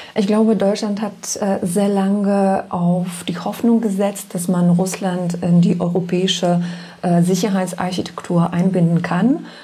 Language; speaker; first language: German; non-native, fluent; Polish